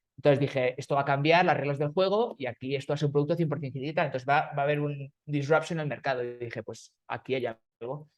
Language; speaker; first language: Spanish; native; Spanish